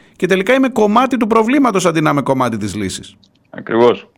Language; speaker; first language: Greek; early bilingual, heritage; Greek